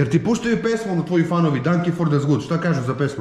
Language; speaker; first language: Serbian; native; Serbian